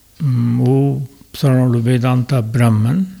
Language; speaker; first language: French; non-native, fluent; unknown